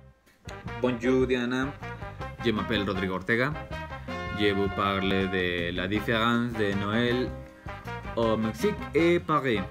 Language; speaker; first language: French; non-native, learner; Spanish